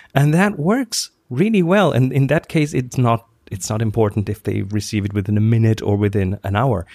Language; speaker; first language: English; non-native, fluent; German